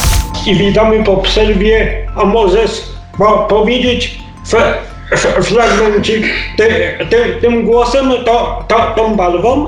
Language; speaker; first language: Polish; native; Polish